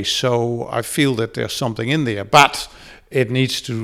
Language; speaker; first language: English; non-native, fluent; Dutch